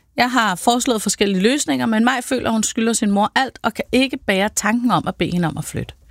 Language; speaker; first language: Danish; native; Danish